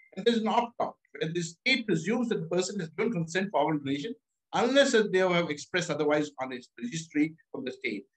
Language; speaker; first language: English; non-native, local second language; Hindi